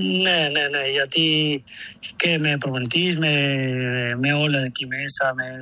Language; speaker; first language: Greek; non-native, learner; Spanish